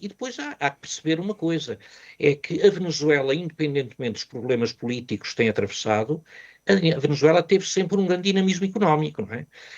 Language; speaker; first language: Portuguese; native; Portuguese